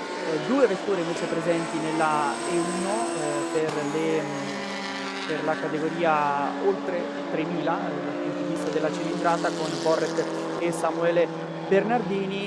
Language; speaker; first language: Italian; native; Italian